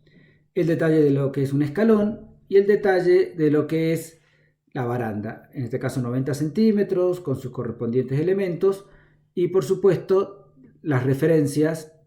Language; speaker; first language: Spanish; native; Spanish